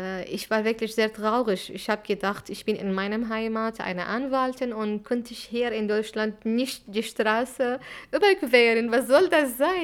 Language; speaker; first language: German; non-native, fluent; Arabic